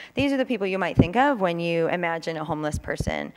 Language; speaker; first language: English; native; English